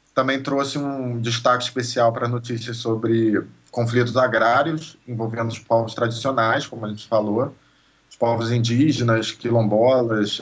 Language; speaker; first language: Portuguese; native; Portuguese